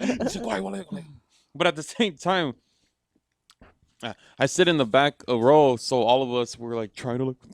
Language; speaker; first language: English; native; English